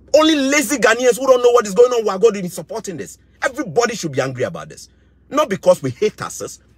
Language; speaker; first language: English; non-native, local second language; Akan